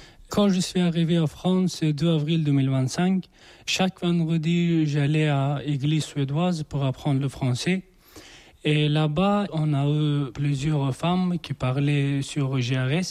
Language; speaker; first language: French; non-native, learner; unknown